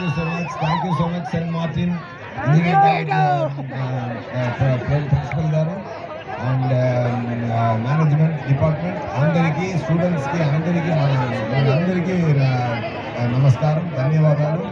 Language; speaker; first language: Telugu; non-native, learner; Tamil